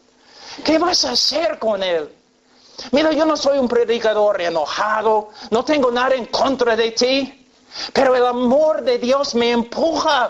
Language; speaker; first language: Spanish; non-native, fluent; English